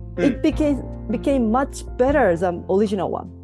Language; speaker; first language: English; non-native, learner; Japanese